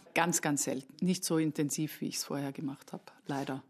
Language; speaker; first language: German; native; German